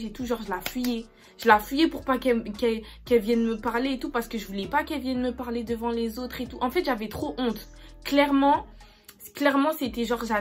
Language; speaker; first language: French; native; French